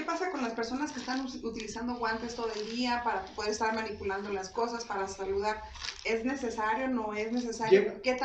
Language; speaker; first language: Spanish; native; Spanish